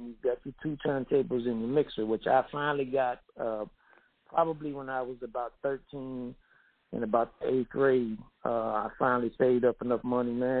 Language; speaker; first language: English; native; English